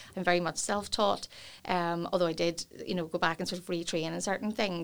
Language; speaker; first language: English; native; English